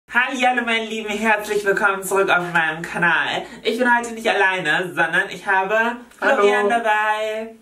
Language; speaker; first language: German; native; German